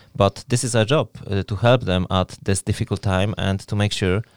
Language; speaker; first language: English; non-native, fluent; Polish